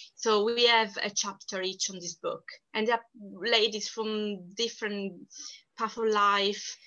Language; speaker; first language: English; non-native, fluent; Italian